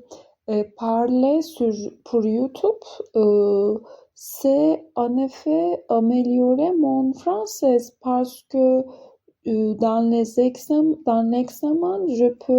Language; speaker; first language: French; non-native, learner; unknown